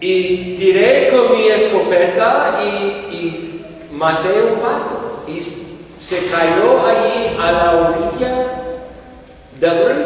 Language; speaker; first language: Spanish; non-native, fluent; English